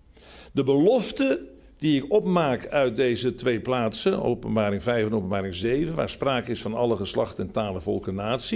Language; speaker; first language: Dutch; native; Dutch